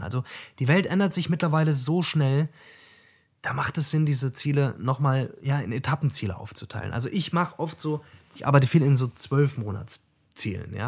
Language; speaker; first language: German; native; German